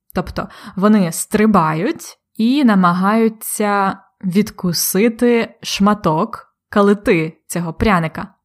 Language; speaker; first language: Ukrainian; native; Ukrainian